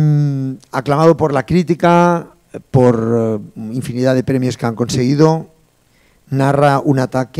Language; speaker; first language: Spanish; native; Spanish